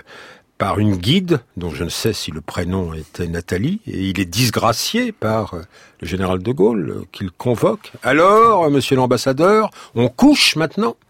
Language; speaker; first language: French; native; French